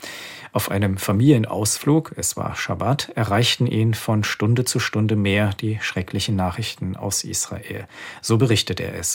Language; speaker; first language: German; native; German